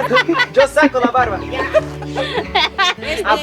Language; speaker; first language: Spanish; non-native, learner; Portuguese